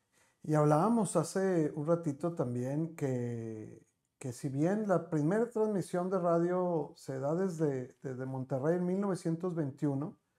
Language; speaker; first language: Spanish; native; Spanish